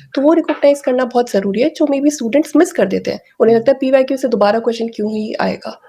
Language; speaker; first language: Hindi; native; Hindi